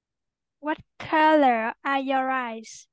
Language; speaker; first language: English; non-native, learner; Vietnamese